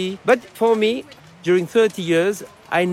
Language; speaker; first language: English; non-native, fluent; French